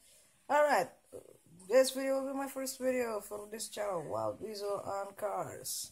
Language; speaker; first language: English; non-native, local second language; Indonesian